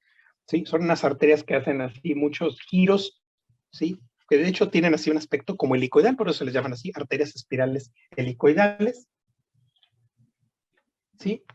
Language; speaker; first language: Spanish; native; Spanish